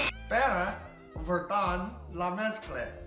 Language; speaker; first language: Spanish; non-native, learner; English